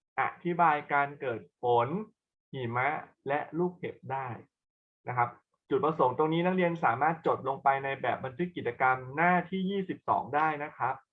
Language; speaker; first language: Thai; native; Thai